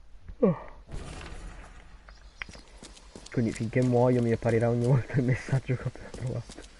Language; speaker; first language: Italian; native; Italian